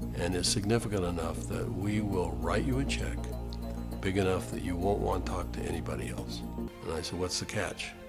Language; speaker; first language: English; native; English